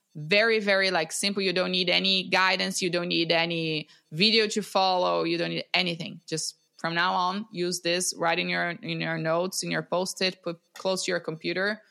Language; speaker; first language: English; non-native, fluent; Portuguese